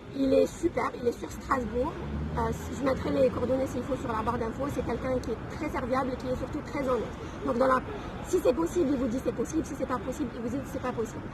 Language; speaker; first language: French; non-native, local second language; Arabic